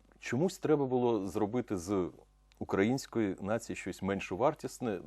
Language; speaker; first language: Ukrainian; non-native, local second language; Russian